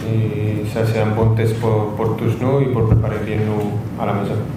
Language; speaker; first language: French; non-native, fluent; Spanish